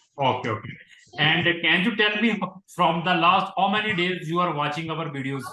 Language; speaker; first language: English; non-native, local second language; Hindi